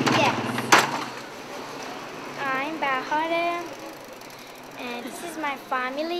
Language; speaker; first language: English; non-native, learner; Persian